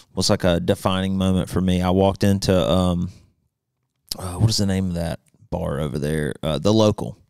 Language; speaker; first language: English; native; English